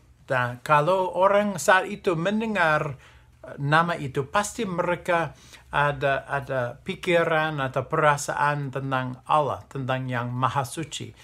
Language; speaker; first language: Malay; non-native, fluent; English